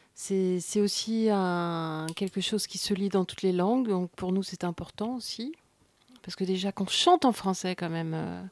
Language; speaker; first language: French; native; French